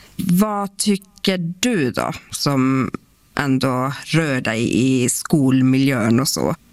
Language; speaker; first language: Swedish; non-native, local second language; Northern Sami